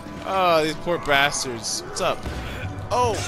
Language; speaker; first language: English; native; English